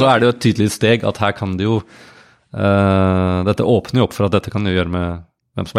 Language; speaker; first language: Norwegian; native; Norwegian